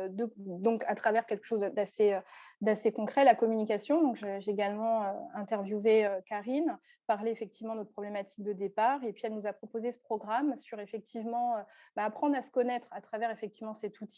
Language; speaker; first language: French; native; French